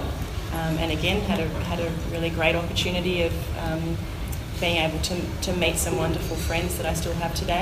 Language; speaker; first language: English; native; English